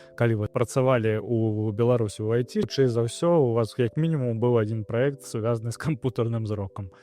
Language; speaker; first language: Belarusian; non-native, local second language; Russian